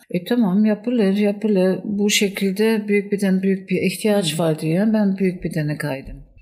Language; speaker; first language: Turkish; non-native, fluent; German